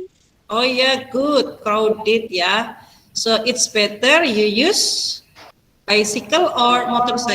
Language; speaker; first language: English; non-native, fluent; Indonesian